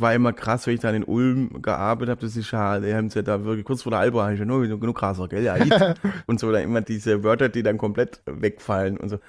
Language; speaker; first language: German; native; German